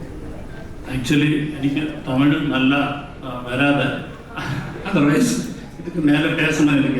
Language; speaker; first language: Tamil; non-native, learner; Malayalam